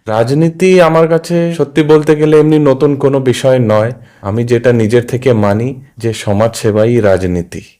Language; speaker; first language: Bangla; early bilingual, heritage; Bangla